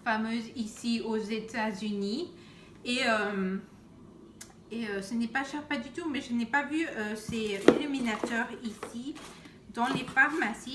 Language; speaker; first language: French; non-native, fluent; Spanish